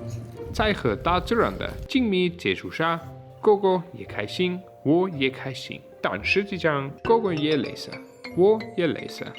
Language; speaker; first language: Chinese; native; Chinese